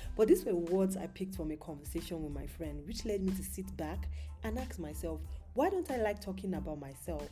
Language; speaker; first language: English; non-native, local second language; Yoruba